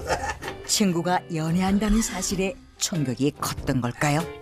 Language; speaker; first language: Korean; native; Korean